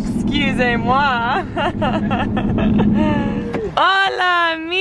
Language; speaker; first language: Spanish; non-native, learner; English